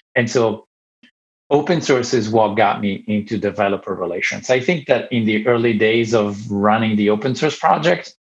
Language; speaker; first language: English; non-native, fluent; Italian